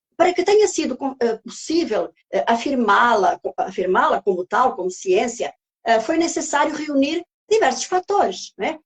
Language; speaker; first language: Portuguese; native; Portuguese